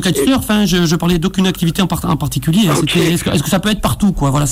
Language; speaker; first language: French; native; French